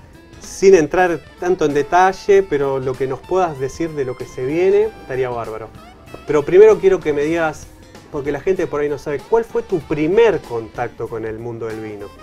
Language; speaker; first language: Spanish; native; Spanish